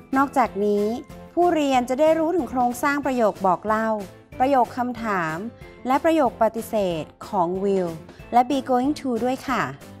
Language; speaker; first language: Thai; native; Thai